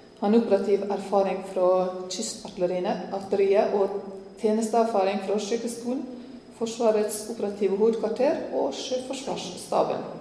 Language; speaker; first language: Norwegian; native; Norwegian